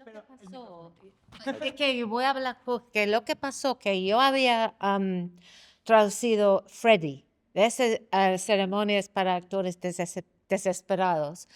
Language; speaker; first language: Spanish; non-native, fluent; English